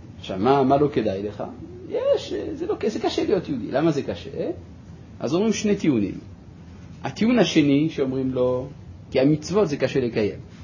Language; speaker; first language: Hebrew; non-native, fluent; French